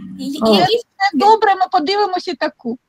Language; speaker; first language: Ukrainian; native; Ukrainian